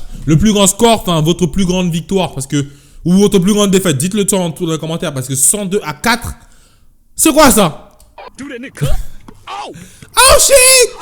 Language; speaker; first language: French; native; French